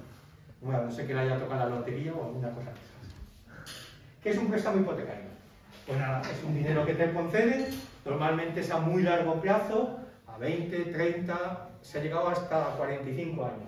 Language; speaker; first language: Spanish; native; Spanish